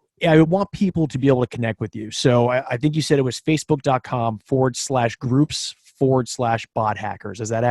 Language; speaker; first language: English; native; English